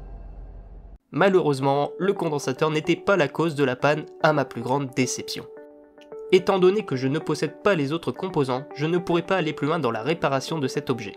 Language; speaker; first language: French; native; French